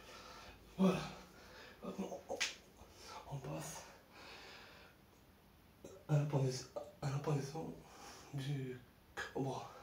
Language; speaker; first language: French; non-native, fluent; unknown